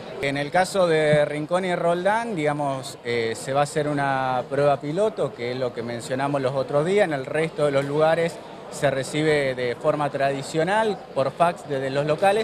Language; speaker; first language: Spanish; native; Spanish